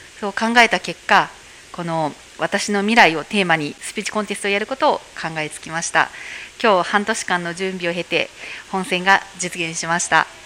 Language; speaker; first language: Japanese; native; Japanese